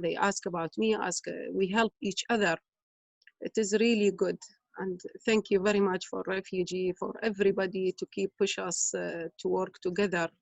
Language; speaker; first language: English; non-native, learner; Arabic